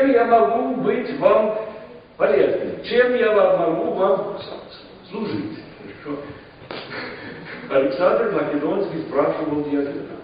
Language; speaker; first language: Russian; non-native, fluent; English